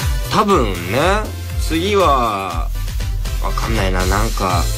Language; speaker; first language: Japanese; native; Japanese